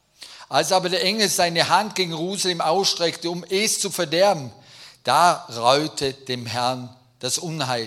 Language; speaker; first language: German; native; German